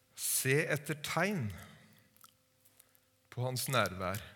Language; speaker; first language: Norwegian; native; Norwegian